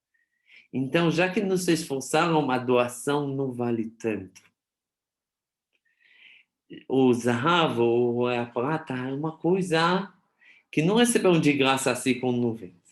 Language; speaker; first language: Portuguese; non-native, fluent; Hebrew